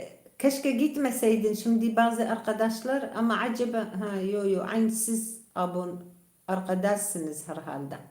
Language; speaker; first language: Turkish; non-native, local second language; Kurdish